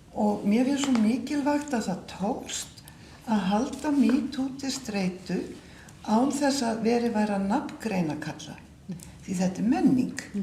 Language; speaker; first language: Icelandic; native; Icelandic